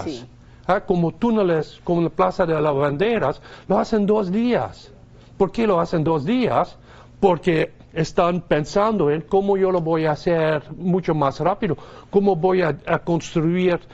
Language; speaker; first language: Spanish; non-native, fluent; Dutch